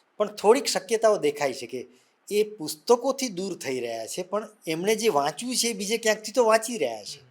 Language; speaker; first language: Gujarati; non-native, local second language; Vasavi